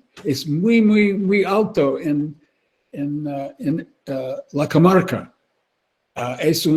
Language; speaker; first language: Spanish; non-native, learner; English